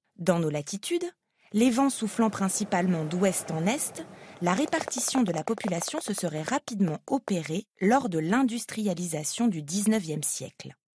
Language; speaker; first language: French; native; French